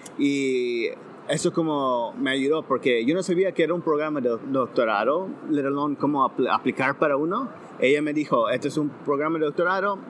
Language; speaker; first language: Spanish; early bilingual, heritage; Spanish